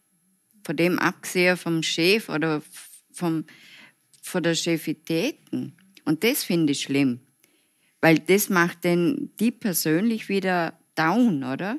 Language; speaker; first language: German; non-native, fluent; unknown